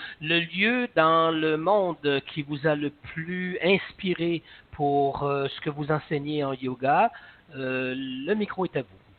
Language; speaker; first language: French; native; French